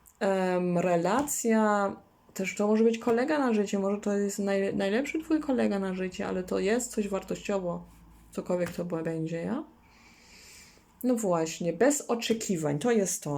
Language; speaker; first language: Polish; non-native, learner; German